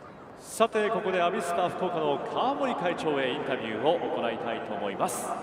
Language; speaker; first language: Japanese; native; Japanese